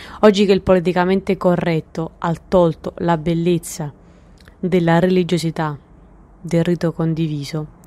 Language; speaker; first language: Italian; native; Italian